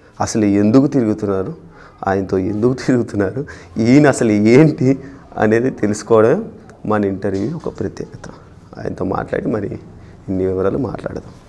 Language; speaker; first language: Telugu; native; Telugu